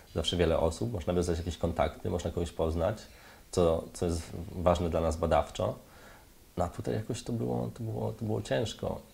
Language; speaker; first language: Polish; native; Polish